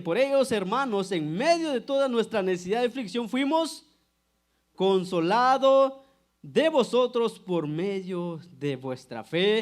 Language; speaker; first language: Spanish; native; Spanish